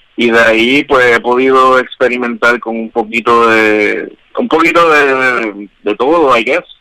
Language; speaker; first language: Spanish; native; Spanish